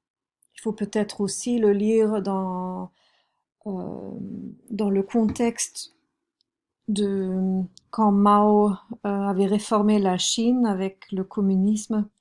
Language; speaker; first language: French; non-native, fluent; German